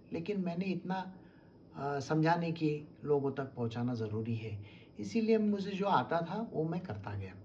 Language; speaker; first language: Hindi; non-native, local second language; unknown